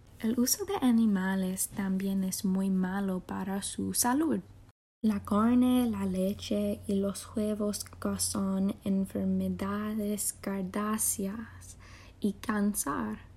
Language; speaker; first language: Spanish; non-native, learner; English